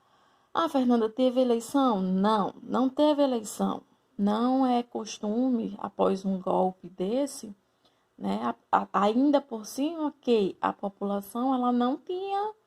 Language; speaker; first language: Portuguese; native; Portuguese